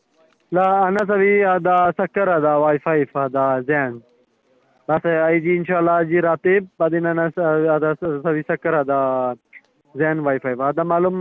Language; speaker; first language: Arabic; non-native, learner; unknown